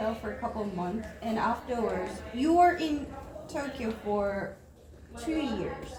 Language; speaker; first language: English; non-native, fluent; Japanese